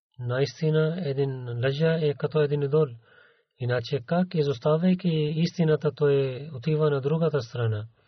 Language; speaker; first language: Bulgarian; non-native, learner; Urdu